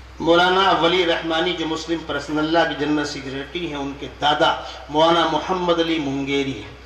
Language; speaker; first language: Urdu; native; Urdu